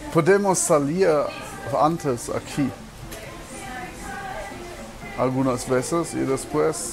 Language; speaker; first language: Spanish; non-native, learner; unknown